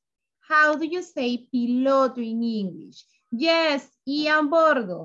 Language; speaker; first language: English; non-native, fluent; Spanish